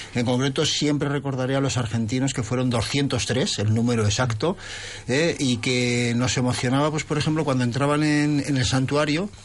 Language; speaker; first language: Spanish; native; Spanish